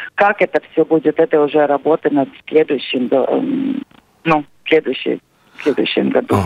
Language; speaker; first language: Russian; non-native, local second language; Latvian